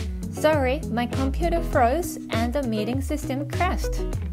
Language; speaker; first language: English; non-native, fluent; Japanese